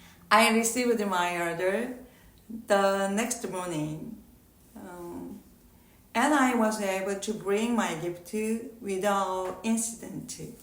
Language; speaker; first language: English; non-native, learner; Korean